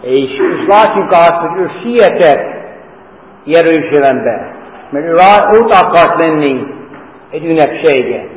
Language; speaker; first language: Hungarian; non-native, learner; English